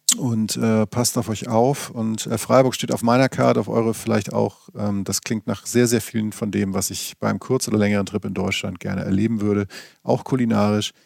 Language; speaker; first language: German; native; German